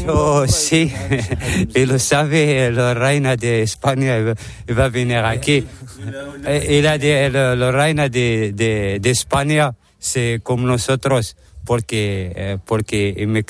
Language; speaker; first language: Spanish; non-native, learner; Arabic